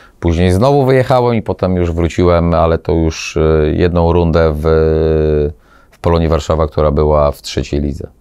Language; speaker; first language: Polish; native; Polish